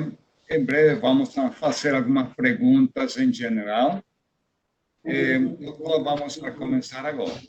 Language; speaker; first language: Portuguese; non-native, fluent; Spanish